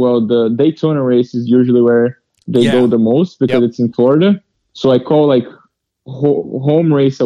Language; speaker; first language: English; early bilingual, other home language; Portuguese